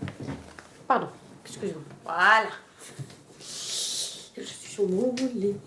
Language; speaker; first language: French; non-native, fluent; Russian